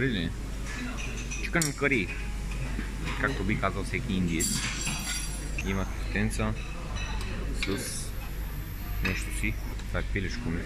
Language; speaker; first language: Bulgarian; native; Bulgarian